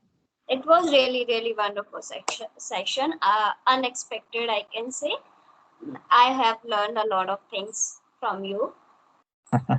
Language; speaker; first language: English; non-native, local second language; Hindi